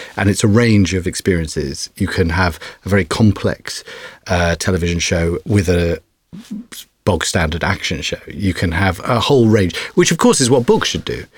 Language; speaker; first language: English; non-native, fluent; Dutch